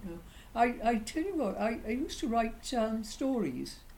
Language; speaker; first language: English; native; English